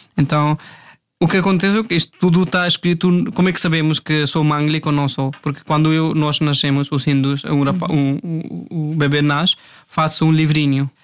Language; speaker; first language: Portuguese; non-native, fluent; Hindi